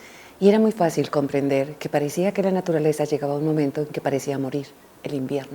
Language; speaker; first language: Spanish; native; Spanish